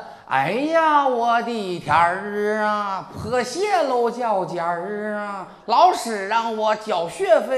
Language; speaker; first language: Chinese; native; Chinese